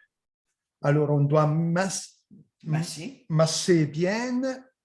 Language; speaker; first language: French; non-native, fluent; Italian